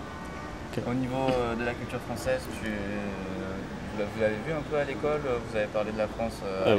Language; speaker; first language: French; native; French